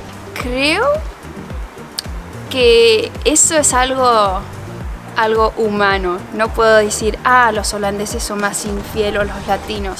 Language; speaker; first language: Spanish; early bilingual, heritage; Spanish